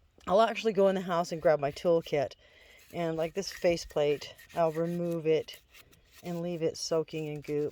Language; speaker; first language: English; native; English